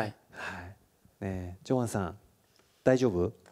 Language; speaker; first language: Japanese; native; Japanese